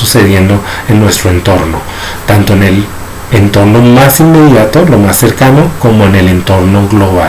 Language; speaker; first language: Spanish; native; Spanish